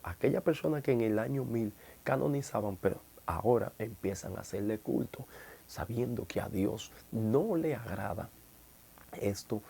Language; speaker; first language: Spanish; native; Spanish